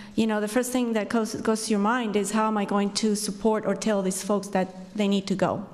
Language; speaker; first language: English; non-native, fluent; Spanish